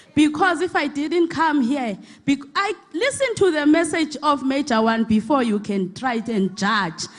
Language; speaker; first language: English; non-native, local second language; Xhosa